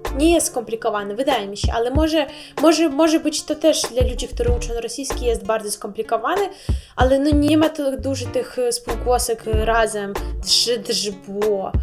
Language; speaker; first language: Polish; non-native, learner; Russian